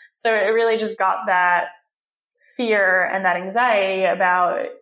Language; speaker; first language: English; early bilingual, other home language; Hebrew